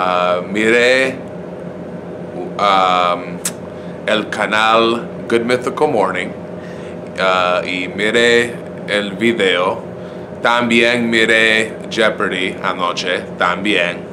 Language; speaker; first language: Spanish; non-native, fluent; English